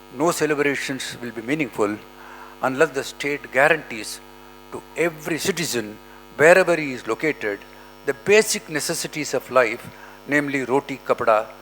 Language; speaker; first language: English; non-native, local second language; Tamil